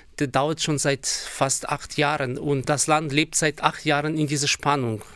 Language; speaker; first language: German; non-native, fluent; Ukrainian